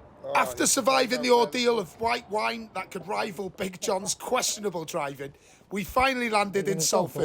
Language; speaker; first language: English; native; English